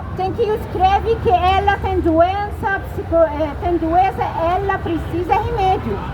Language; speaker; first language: Portuguese; non-native, learner; Arabic